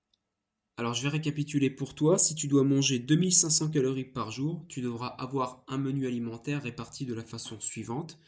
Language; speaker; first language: French; native; French